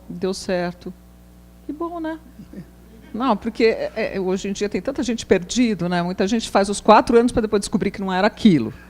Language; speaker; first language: Portuguese; native; Portuguese